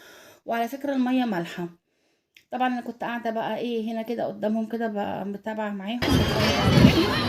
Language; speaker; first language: Arabic; native; Arabic